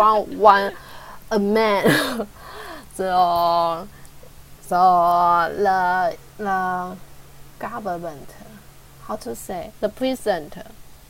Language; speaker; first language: English; non-native, learner; Chinese